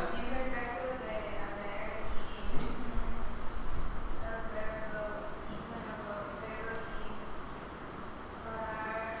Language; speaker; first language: Spanish; non-native, learner; English